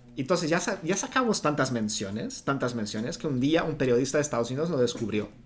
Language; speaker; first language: Spanish; non-native, fluent; Portuguese